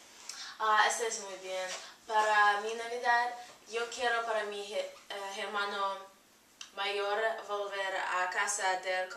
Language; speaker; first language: Spanish; non-native, learner; English